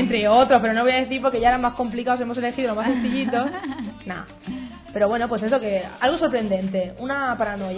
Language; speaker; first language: Spanish; native; Spanish